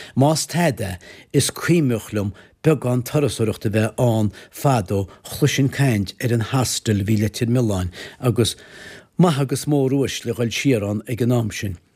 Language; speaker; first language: Irish; native; Irish